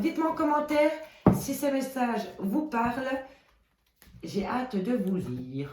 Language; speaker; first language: French; native; French